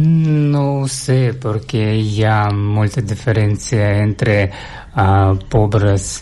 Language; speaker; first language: Catalan; non-native, learner; Russian